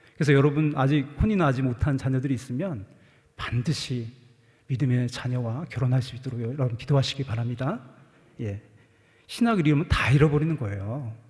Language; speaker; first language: Korean; native; Korean